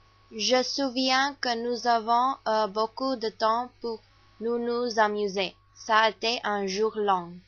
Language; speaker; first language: French; non-native, learner; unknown